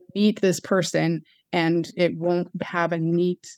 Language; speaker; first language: English; native; English